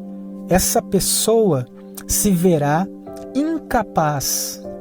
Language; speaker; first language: Portuguese; native; Portuguese